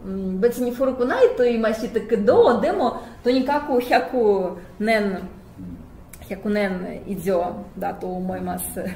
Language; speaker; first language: Japanese; non-native, fluent; Russian